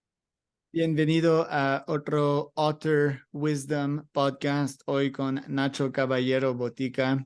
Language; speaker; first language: Spanish; non-native, learner; English